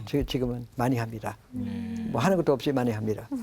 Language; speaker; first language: Korean; non-native, fluent; English